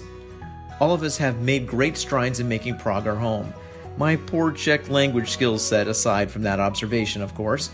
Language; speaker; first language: English; native; English